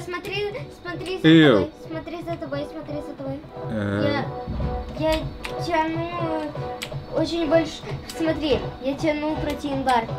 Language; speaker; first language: Russian; early bilingual, heritage; Russian